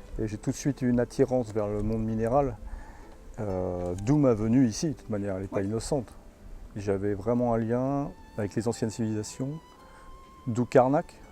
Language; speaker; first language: French; native; French